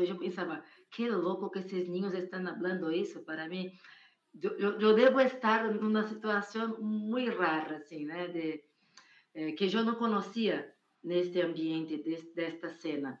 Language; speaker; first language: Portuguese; non-native, fluent; Spanish